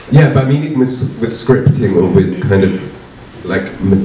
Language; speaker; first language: English; native; English